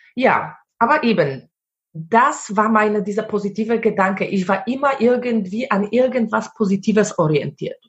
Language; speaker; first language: German; non-native, fluent; Polish